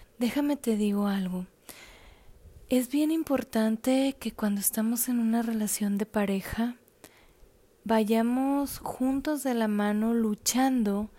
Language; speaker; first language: Spanish; native; Spanish